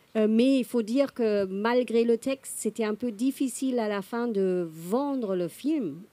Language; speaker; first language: French; non-native, fluent; German